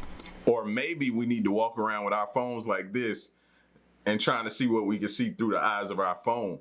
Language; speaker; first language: English; native; English